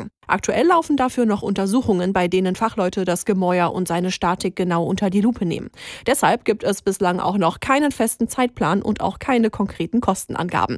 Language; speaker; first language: German; native; German